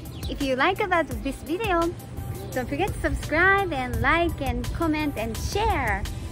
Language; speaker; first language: English; non-native, learner; Japanese